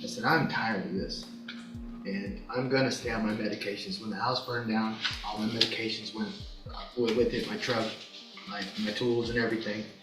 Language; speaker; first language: English; native; English